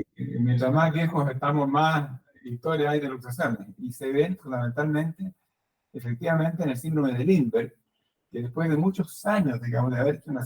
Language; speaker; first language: Spanish; native; Spanish